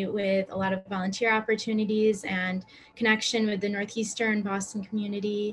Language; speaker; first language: English; native; English